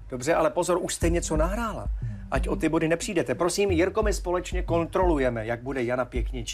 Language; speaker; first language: Czech; native; Czech